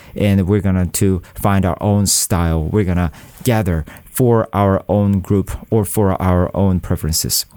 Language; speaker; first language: English; non-native, fluent; Korean